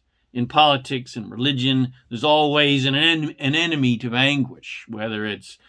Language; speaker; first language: English; native; English